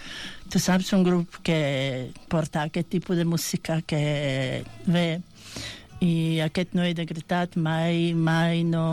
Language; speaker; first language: Catalan; non-native, fluent; Bosnian